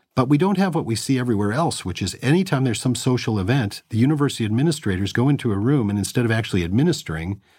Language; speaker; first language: English; native; English